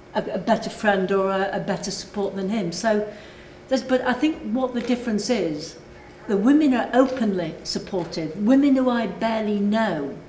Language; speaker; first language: English; native; English